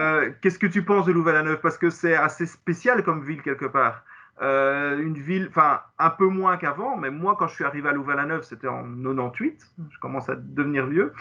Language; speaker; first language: French; native; French